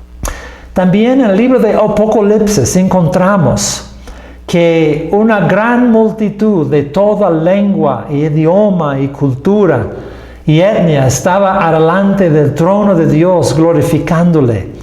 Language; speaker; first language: Spanish; non-native, fluent; English